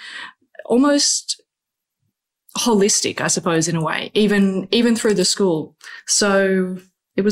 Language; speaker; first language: English; native; English